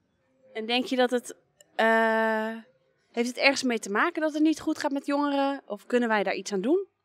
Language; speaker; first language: Dutch; native; Dutch